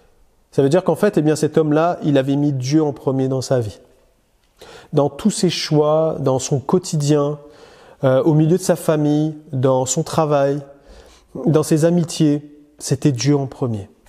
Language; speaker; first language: French; native; French